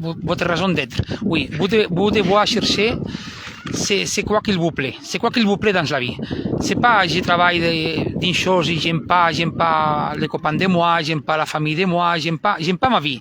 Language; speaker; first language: French; non-native, learner; Spanish